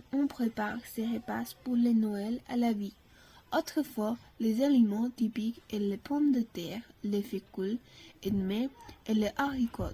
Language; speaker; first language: French; non-native, learner; Slovak